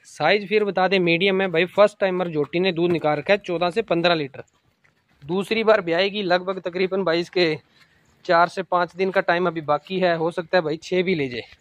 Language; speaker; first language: Hindi; non-native, local second language; Punjabi